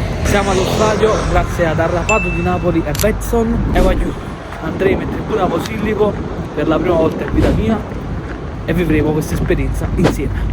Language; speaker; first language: Italian; native; Italian